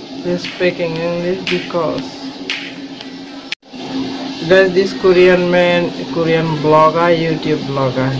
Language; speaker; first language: English; non-native, learner; Bangla